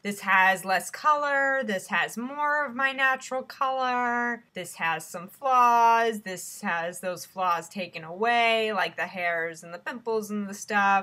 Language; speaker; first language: English; native; English